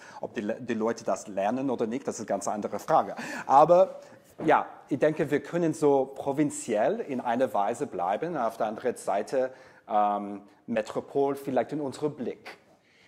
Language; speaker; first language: German; non-native, learner; English